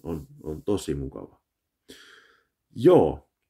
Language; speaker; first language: Finnish; early bilingual, heritage; Finnish